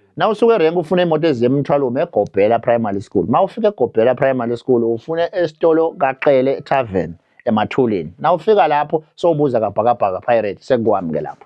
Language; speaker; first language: Zulu; non-native, local second language; Swati